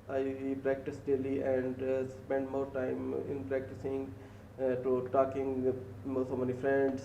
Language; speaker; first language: English; non-native, learner; Urdu